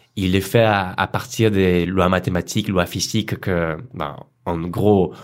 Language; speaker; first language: French; non-native, fluent; Spanish